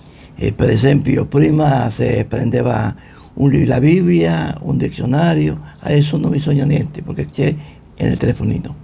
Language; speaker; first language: Italian; non-native, fluent; Spanish